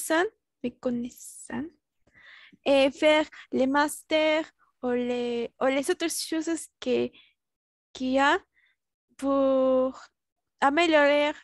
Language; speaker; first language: French; non-native, learner; Spanish